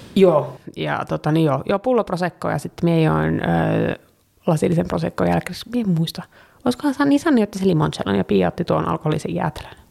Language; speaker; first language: Finnish; early bilingual, heritage; Finnish